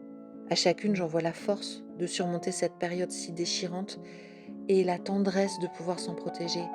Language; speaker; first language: French; native; French